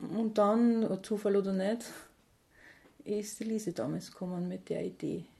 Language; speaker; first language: German; native; German